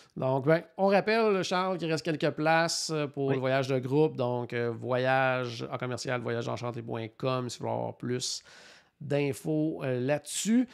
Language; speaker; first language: French; native; French